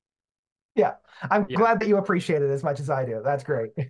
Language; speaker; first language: English; native; English